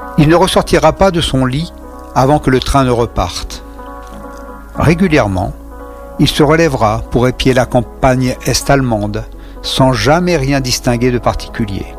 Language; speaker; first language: French; native; French